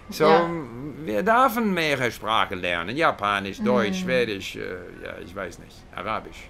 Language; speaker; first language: German; non-native, learner; English